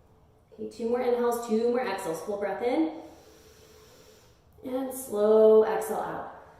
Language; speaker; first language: English; native; English